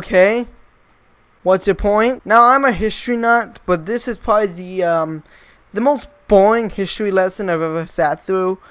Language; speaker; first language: English; native; English